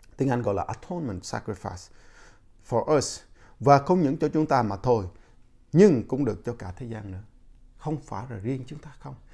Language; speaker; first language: Vietnamese; non-native, local second language; Jarai